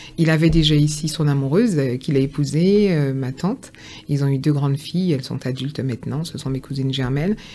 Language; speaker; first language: French; native; French